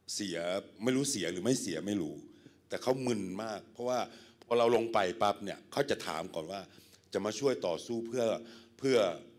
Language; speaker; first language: Thai; native; Thai